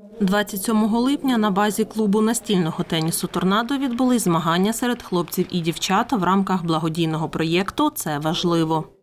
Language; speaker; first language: Ukrainian; native; Ukrainian